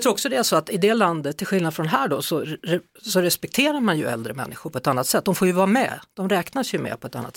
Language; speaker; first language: Swedish; native; Swedish